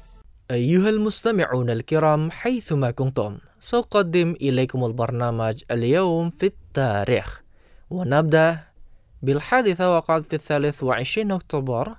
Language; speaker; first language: Arabic; non-native, fluent; Indonesian